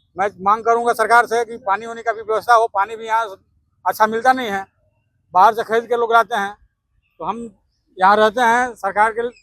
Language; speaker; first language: Hindi; native; Hindi